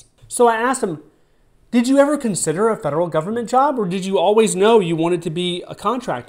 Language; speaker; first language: English; native; English